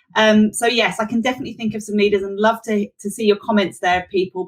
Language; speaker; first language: English; native; English